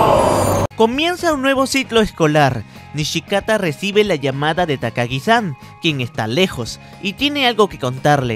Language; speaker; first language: Spanish; native; Spanish